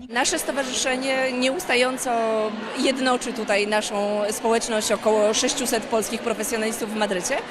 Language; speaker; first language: Polish; native; Polish